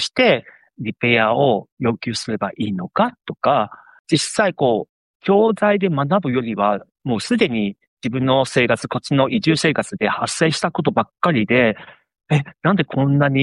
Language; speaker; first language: Japanese; non-native, fluent; Chinese